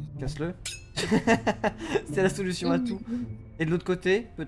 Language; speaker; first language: French; native; French